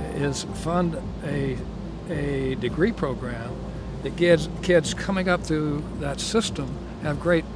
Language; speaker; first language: English; native; English